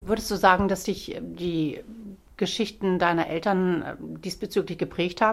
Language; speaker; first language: German; native; German